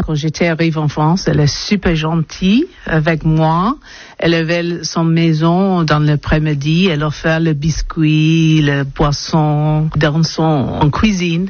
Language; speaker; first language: French; non-native, learner; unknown